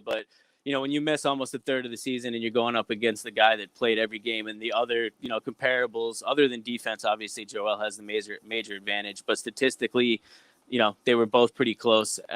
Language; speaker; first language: English; native; English